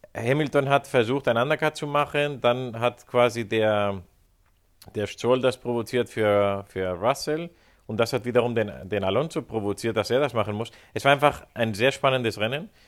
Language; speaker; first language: German; non-native, fluent; Spanish